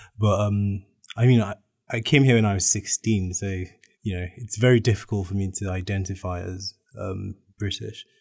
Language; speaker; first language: English; native; English